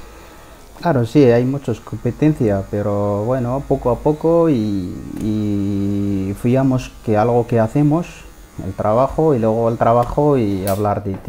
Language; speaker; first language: Spanish; non-native, learner; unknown